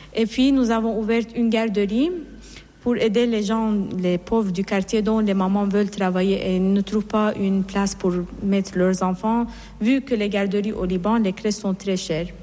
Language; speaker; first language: French; non-native, fluent; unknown